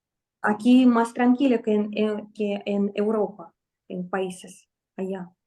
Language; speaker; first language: Spanish; non-native, fluent; Russian